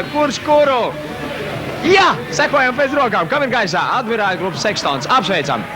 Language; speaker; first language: Latvian; native; Latvian